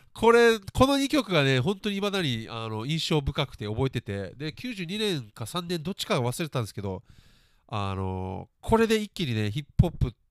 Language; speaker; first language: Japanese; early bilingual, other home language; English